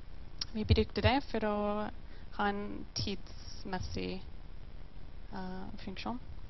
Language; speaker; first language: Norwegian; non-native, learner; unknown